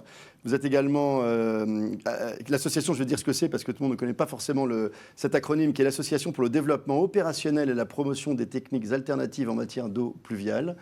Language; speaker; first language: French; native; French